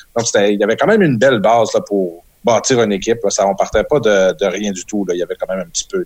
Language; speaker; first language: French; native; French